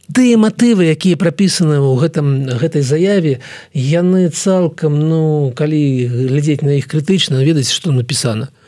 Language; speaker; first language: Belarusian; native; Belarusian